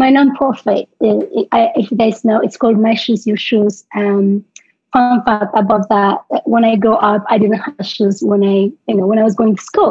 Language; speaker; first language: English; non-native, fluent; Tigrinya